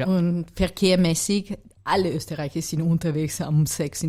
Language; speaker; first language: German; non-native, fluent; Italian